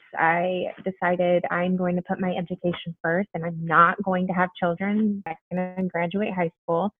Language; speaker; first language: English; early bilingual, other home language; Spanish